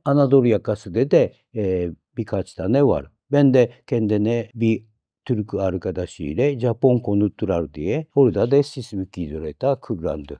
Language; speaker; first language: Turkish; non-native, fluent; Japanese